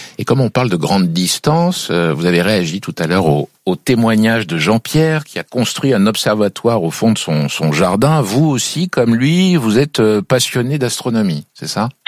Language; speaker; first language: French; native; French